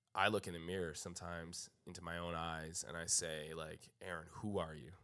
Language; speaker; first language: English; native; English